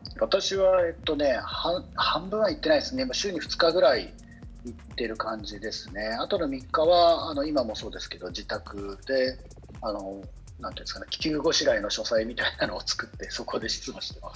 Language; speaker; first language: Japanese; native; Japanese